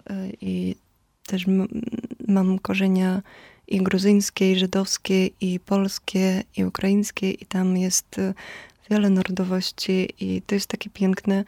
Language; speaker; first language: Polish; non-native, fluent; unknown